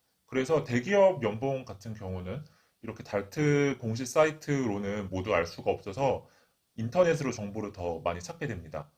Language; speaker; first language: Korean; native; Korean